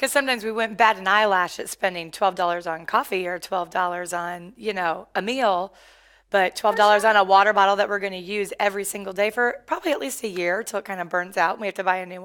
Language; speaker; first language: English; native; English